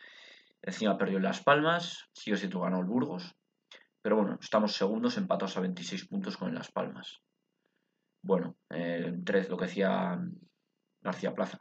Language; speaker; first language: Spanish; native; Spanish